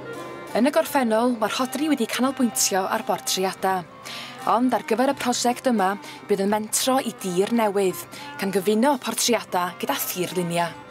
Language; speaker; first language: Welsh; native; Welsh